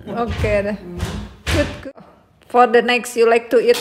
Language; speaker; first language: English; non-native, learner; Indonesian